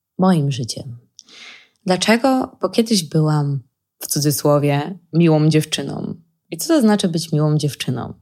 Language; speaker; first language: Polish; early bilingual, heritage; Polish